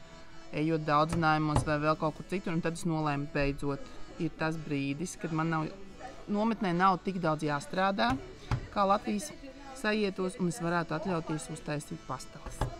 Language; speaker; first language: Latvian; native; Latvian